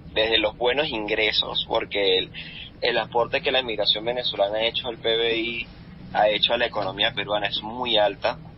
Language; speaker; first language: Spanish; native; Spanish